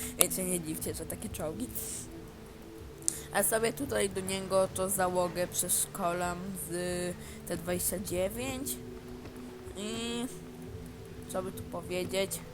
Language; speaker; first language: Polish; native; Polish